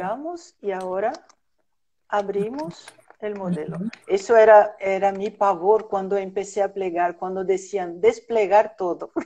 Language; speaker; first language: Spanish; non-native, fluent; Portuguese